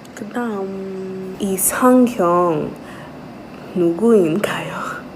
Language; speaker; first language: Korean; non-native, learner; English